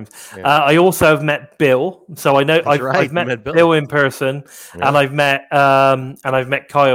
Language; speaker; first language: English; native; English